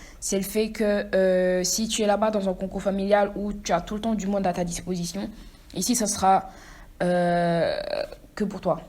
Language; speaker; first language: French; non-native, local second language; Wolof